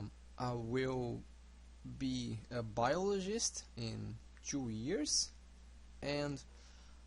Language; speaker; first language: English; non-native, learner; Portuguese